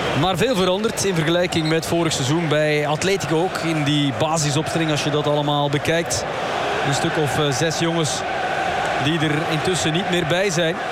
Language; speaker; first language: Dutch; native; Dutch